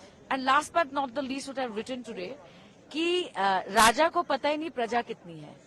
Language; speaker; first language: English; non-native, local second language; Bangla